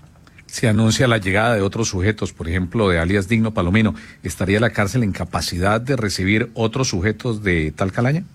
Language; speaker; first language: Spanish; native; Spanish